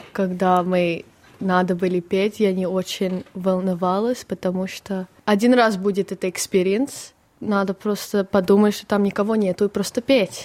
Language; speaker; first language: Russian; early bilingual, heritage; Russian